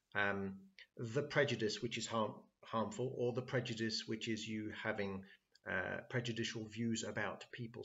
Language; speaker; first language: English; native; English